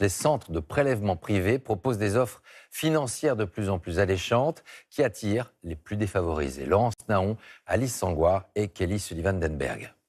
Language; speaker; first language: French; native; French